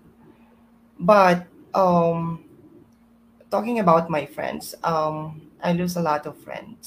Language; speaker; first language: English; non-native, local second language; Iloko